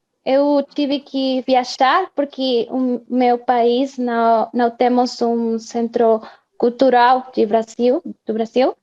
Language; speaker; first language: Portuguese; non-native, fluent; Spanish